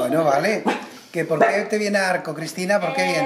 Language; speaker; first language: Spanish; native; Spanish